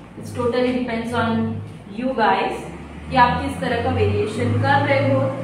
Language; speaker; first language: Hindi; non-native, local second language; Gujarati